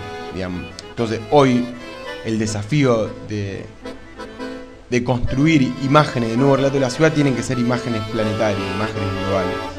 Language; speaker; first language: Spanish; native; Spanish